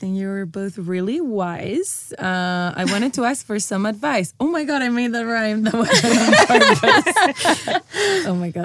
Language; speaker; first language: English; non-native, fluent; Spanish